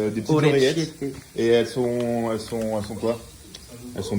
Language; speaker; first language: French; native; French